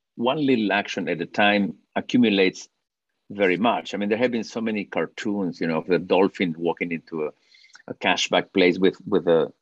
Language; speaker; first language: English; non-native, fluent; Spanish